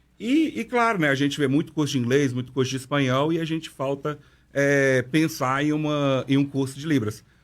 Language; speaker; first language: Portuguese; non-native, local second language; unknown